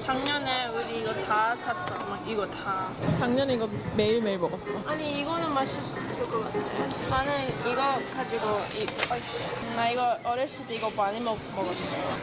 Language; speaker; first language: Korean; early bilingual, heritage; English